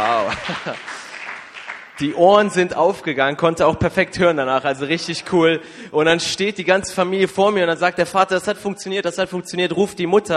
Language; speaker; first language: German; native; German